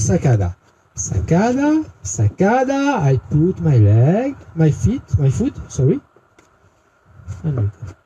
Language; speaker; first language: English; non-native, learner; French